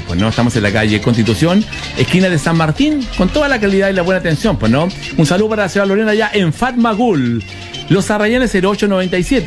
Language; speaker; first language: Spanish; native; Spanish